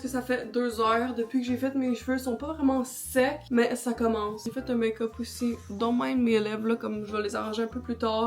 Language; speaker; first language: French; native; French